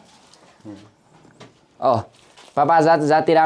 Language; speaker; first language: Portuguese; non-native, learner; Vietnamese